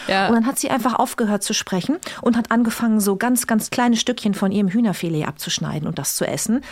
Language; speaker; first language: German; native; German